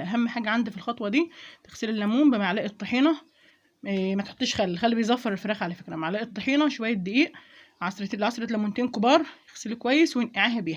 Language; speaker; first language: Arabic; native; Arabic